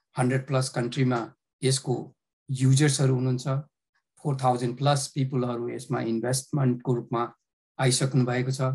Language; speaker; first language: Nepali; native; Nepali